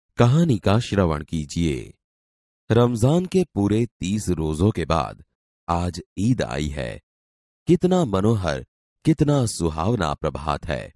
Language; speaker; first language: Hindi; non-native, local second language; Gujarati